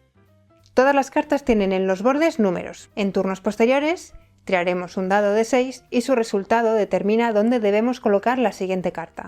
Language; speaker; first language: Spanish; native; Spanish